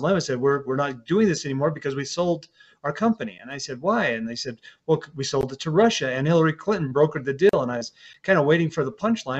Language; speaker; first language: English; native; English